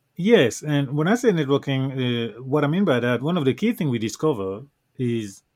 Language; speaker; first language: English; non-native, local second language; French